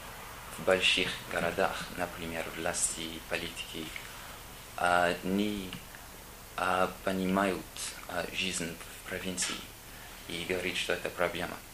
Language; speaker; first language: Russian; non-native, learner; English